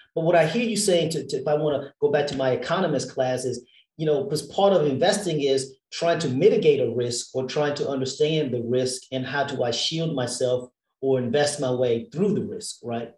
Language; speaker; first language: English; native; English